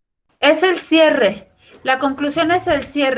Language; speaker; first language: Spanish; native; Spanish